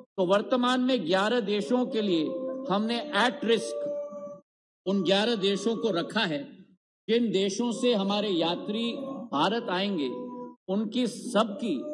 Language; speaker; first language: Hindi; native; Hindi